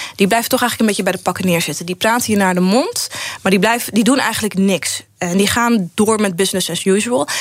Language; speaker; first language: Dutch; early bilingual, other home language; Arabic